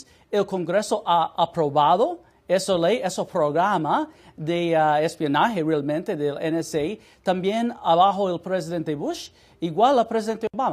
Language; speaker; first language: Spanish; non-native, fluent; English